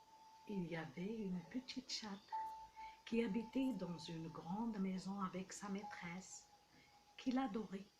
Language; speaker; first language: French; non-native, local second language; Arabic